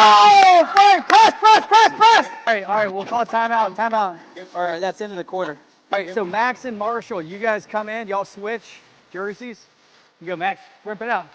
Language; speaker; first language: English; native; English